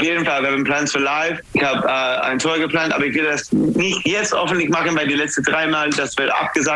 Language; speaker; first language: German; non-native, fluent; English